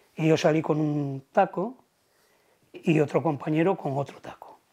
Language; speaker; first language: Spanish; native; Spanish